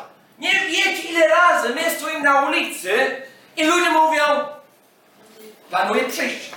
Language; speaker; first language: Polish; non-native, fluent; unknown